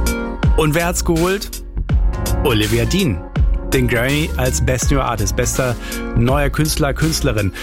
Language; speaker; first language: German; native; German